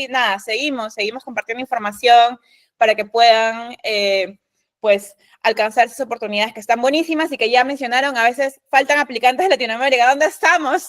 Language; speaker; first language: Spanish; native; Spanish